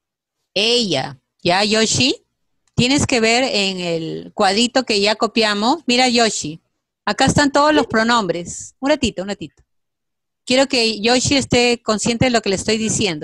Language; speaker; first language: Spanish; native; Spanish